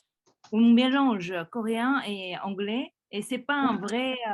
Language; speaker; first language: French; early bilingual, other home language; Korean